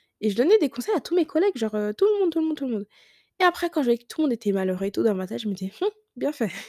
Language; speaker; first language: French; early bilingual, other home language; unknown